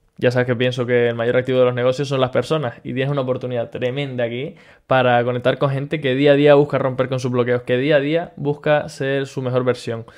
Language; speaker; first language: Spanish; native; Spanish